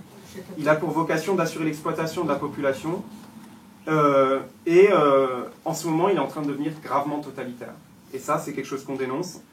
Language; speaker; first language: French; native; French